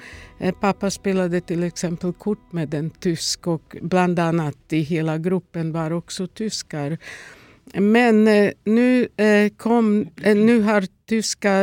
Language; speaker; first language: Swedish; non-native, fluent; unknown